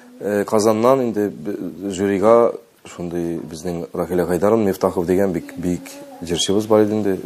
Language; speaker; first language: Tatar; native; Tatar